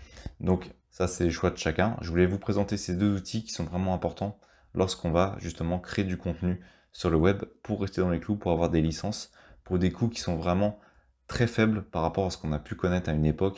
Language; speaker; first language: French; native; French